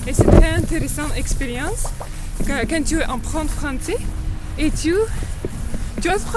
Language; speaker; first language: French; non-native, learner; Ukrainian